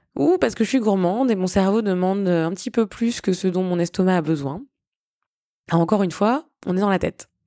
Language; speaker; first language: French; native; French